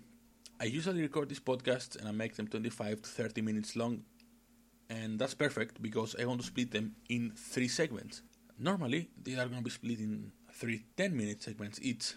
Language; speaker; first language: English; non-native, fluent; Greek